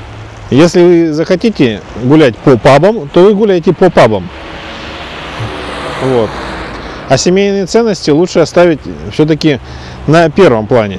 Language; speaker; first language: Russian; native; Russian